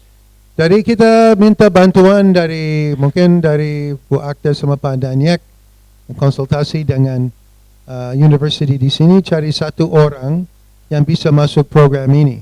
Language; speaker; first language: Indonesian; non-native, fluent; English